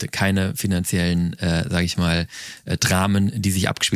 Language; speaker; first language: German; native; German